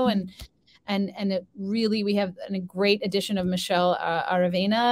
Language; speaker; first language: English; native; English